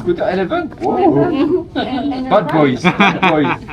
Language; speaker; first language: English; non-native, learner; French